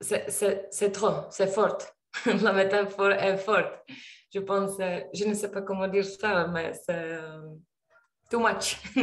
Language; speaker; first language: French; non-native, learner; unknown